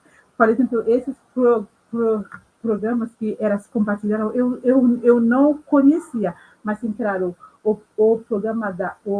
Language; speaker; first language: Portuguese; non-native, local second language; Haitian Creole